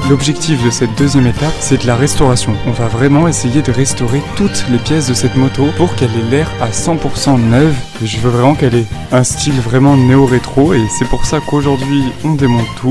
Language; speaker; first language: French; native; French